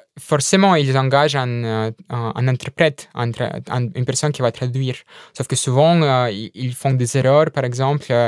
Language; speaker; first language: French; non-native, fluent; Russian